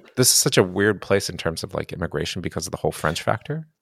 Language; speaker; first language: English; early bilingual, other home language; Japanese